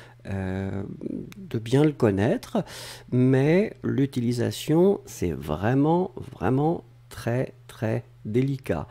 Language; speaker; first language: French; native; French